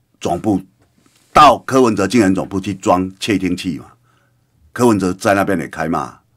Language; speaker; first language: Chinese; native; Chinese